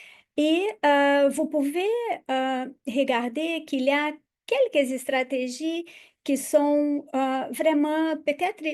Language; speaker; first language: French; non-native, fluent; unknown